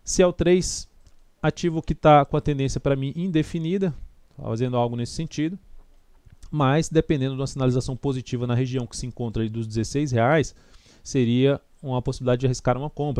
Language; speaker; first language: Portuguese; native; Portuguese